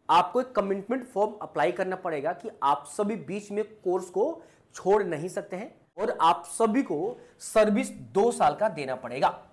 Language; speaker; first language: Hindi; native; Hindi